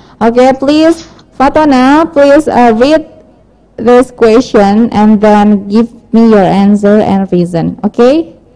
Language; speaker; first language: English; non-native, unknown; Indonesian